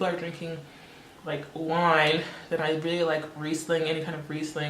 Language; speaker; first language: English; early bilingual, other home language; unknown